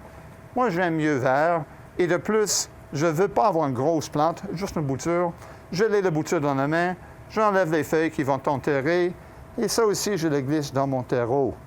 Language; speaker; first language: French; native; French